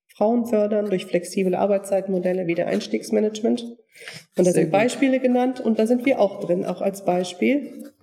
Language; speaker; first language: German; non-native, fluent; Turkish